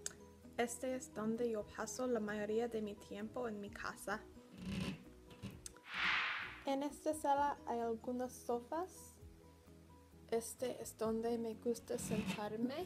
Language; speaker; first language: Spanish; non-native, learner; English